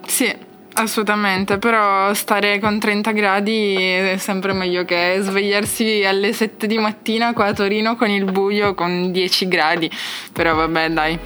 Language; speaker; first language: Italian; native; Italian